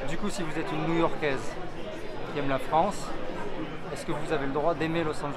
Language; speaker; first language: French; native; French